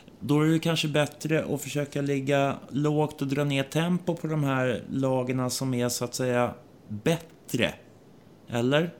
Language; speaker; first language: Swedish; native; Swedish